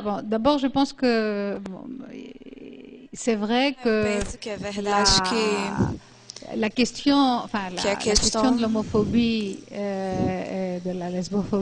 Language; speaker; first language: French; non-native, fluent; Greek